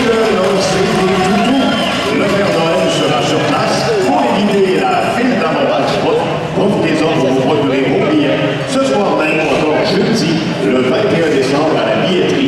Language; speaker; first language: French; native; French